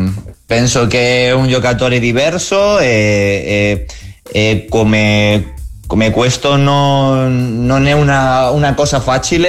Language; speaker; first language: Italian; non-native, fluent; Spanish